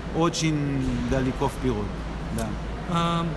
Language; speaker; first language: Russian; non-native, learner; Hebrew